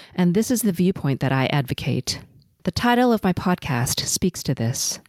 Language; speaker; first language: English; early bilingual, other home language; Cantonese